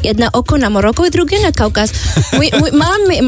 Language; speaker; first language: Polish; non-native, learner; Arabic